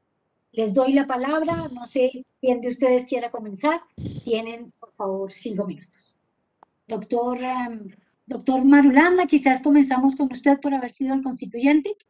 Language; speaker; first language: Spanish; native; Spanish